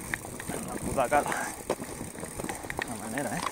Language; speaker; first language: Spanish; non-native, local second language; Catalan